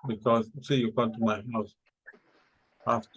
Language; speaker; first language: English; non-native, learner; Spanish